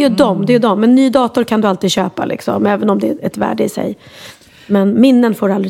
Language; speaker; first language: Swedish; native; Swedish